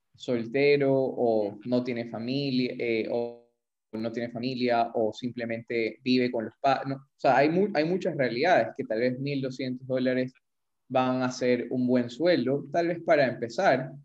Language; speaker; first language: Spanish; native; Spanish